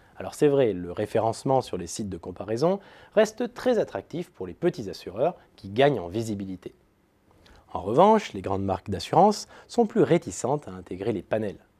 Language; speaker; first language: French; native; French